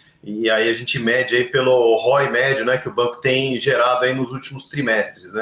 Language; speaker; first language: Portuguese; native; Portuguese